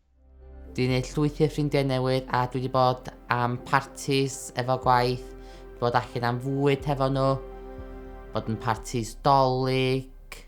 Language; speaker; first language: Welsh; native; Welsh